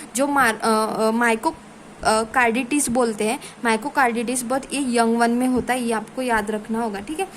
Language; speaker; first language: Hindi; non-native, local second language; Marathi